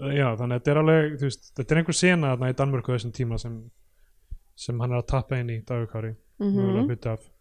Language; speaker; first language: Icelandic; native; Icelandic